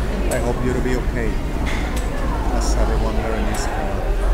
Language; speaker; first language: English; non-native, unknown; Spanish